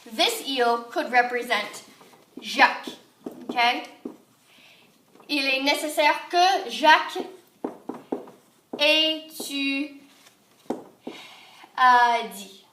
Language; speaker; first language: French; non-native, fluent; English